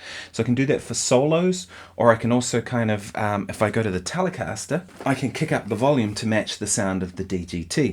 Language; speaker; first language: English; native; English